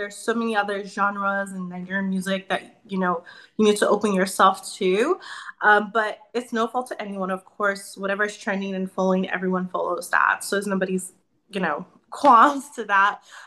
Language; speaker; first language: English; native; English